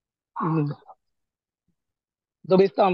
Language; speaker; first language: Italian; non-native, learner; Bangla